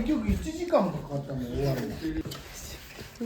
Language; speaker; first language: Japanese; native; Japanese